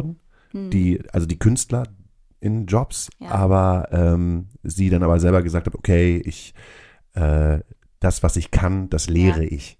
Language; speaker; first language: German; native; German